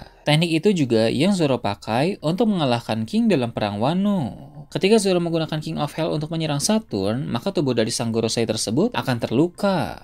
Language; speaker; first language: Indonesian; native; Indonesian